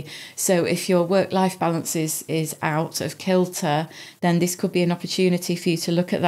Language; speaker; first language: English; native; English